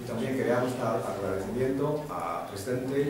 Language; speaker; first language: Spanish; non-native, fluent; Chinese